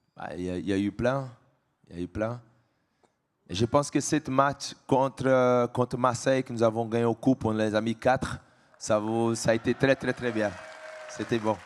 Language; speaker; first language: French; non-native, fluent; Portuguese